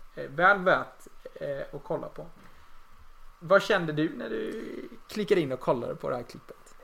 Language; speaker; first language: Swedish; native; Swedish